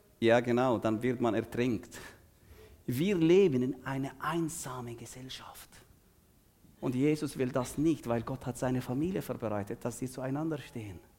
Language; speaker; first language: German; non-native, fluent; Arabic